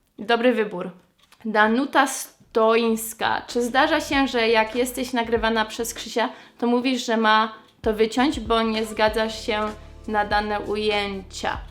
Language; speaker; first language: Polish; early bilingual, heritage; English